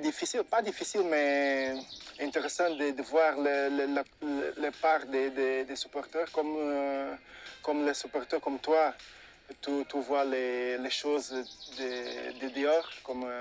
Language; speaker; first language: French; non-native, fluent; Portuguese